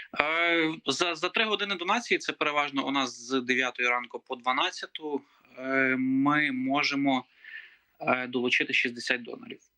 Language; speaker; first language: Ukrainian; native; Ukrainian